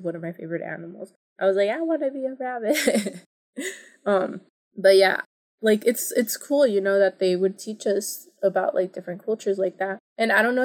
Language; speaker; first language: English; early bilingual, other home language; Spanish